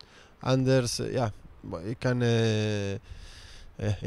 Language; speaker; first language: Dutch; non-native, learner; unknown